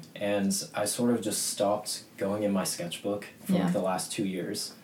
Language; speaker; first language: English; native; English